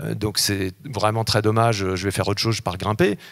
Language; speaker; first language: French; native; French